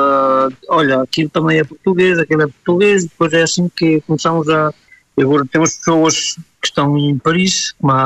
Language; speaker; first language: Portuguese; early bilingual, heritage; Portuguese